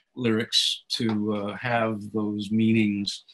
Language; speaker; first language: English; native; English